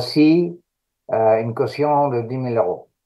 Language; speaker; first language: French; non-native, fluent; Greek